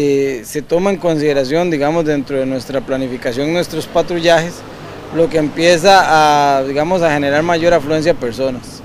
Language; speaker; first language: Spanish; native; Spanish